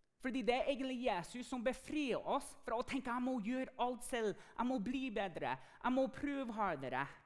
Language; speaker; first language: Norwegian; non-native, fluent; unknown